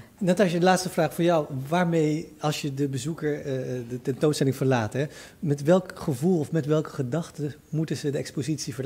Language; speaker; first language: Dutch; native; Dutch